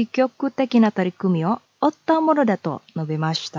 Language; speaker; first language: Japanese; non-native, fluent; Indonesian